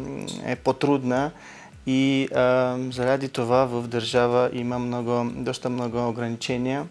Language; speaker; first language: Bulgarian; non-native, learner; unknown